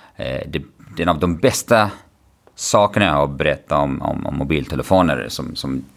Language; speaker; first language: Swedish; non-native, fluent; Arabic